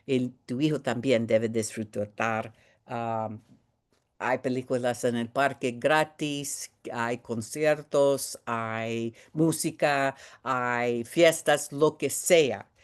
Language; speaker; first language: Spanish; early bilingual, heritage; Spanish